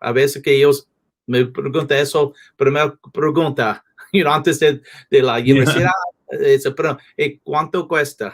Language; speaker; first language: Spanish; non-native, learner; English